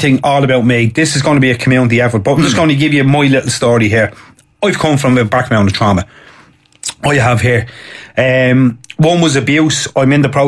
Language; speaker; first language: English; native; English